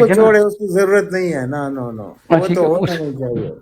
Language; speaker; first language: Urdu; native; Urdu